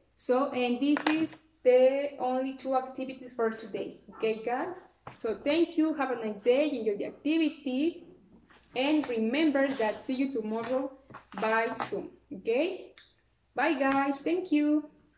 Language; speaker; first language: English; non-native, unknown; Spanish